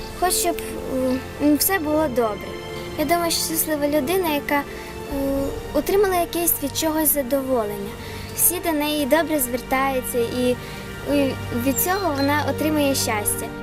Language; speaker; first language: Ukrainian; non-native, local second language; Russian